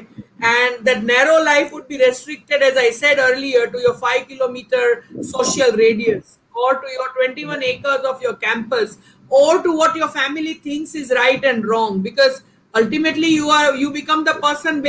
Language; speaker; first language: English; non-native, local second language; Gujarati